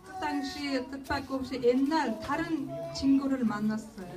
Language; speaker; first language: Korean; non-native, learner; Russian